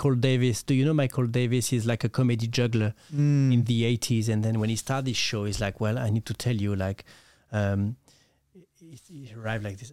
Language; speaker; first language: English; non-native, fluent; French